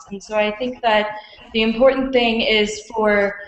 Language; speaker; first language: English; native; English